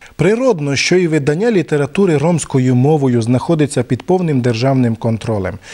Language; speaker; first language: Ukrainian; non-native, local second language; Romany